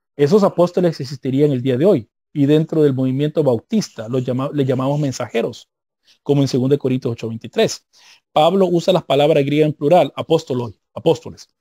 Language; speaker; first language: Spanish; native; Spanish